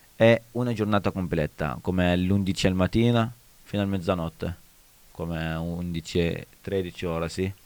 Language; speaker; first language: Italian; non-native, learner; Arabic